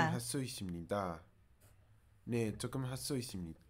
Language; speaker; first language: Korean; non-native, learner; English